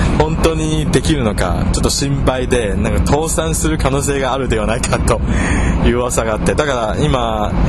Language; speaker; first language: Japanese; non-native, fluent; Chinese